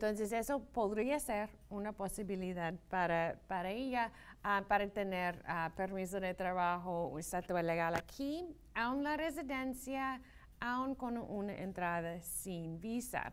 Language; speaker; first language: Spanish; non-native, fluent; English